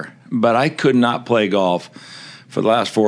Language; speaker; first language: English; native; English